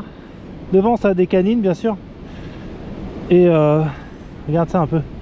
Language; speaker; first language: French; native; French